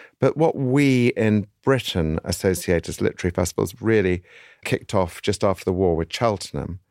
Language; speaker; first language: English; native; English